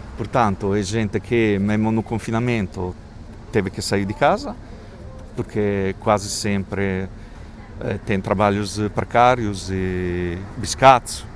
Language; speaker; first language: Portuguese; non-native, fluent; Italian